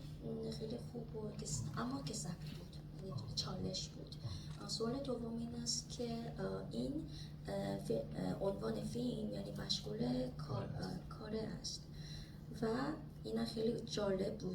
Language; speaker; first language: Persian; non-native, fluent; Korean